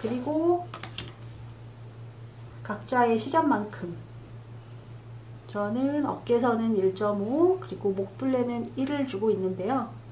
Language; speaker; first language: Korean; native; Korean